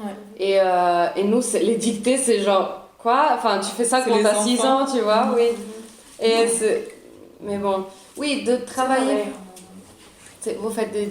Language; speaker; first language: French; early bilingual, other home language; Italian